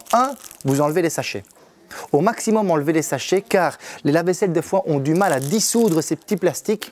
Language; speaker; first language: French; native; French